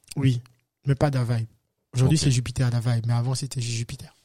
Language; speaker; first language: French; native; French